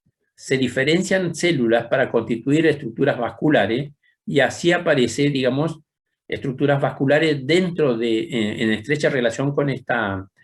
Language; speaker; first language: Spanish; native; Spanish